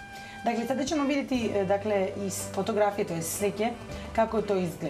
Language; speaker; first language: Serbian; native; Serbian